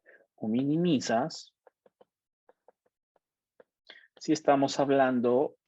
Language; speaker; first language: Spanish; native; Spanish